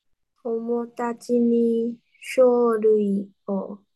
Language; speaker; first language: Japanese; non-native, learner; Chinese